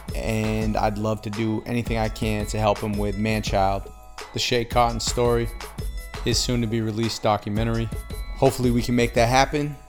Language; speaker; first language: English; native; English